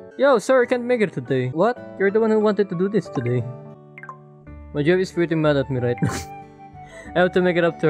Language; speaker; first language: English; non-native, local second language; Filipino